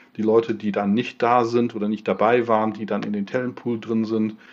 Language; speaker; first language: German; non-native, fluent; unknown